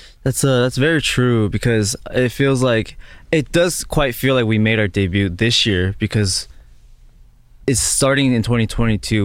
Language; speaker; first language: English; early bilingual, other home language; Korean